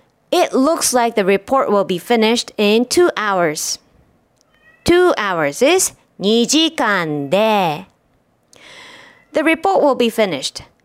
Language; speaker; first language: English; non-native, fluent; Japanese